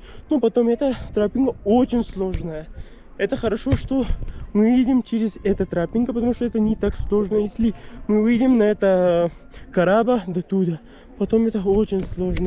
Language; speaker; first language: Russian; non-native, learner; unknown